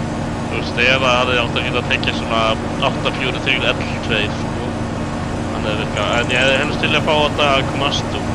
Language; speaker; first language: Icelandic; native; Icelandic